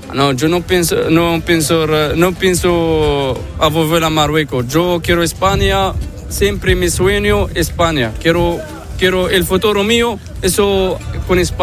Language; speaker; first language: Spanish; non-native, learner; Arabic